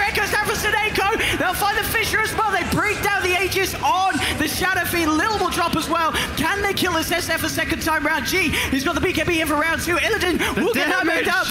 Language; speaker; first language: English; native; English